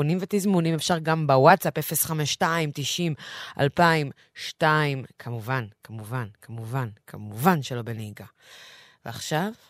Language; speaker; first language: Hebrew; native; Hebrew